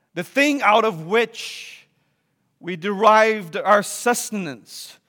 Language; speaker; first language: English; non-native, fluent; Portuguese